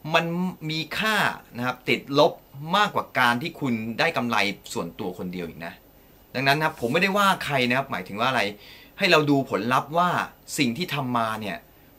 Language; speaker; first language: Thai; non-native, fluent; Japanese